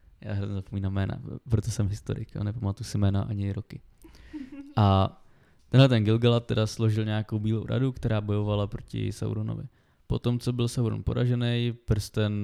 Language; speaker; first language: Czech; native; Czech